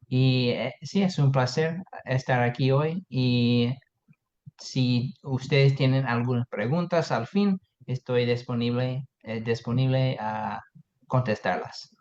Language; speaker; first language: Spanish; non-native, fluent; English